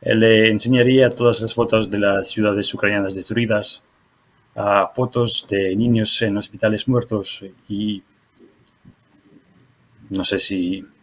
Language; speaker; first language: Spanish; non-native, fluent; Ukrainian